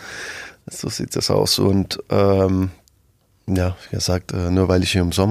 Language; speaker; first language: German; non-native, fluent; French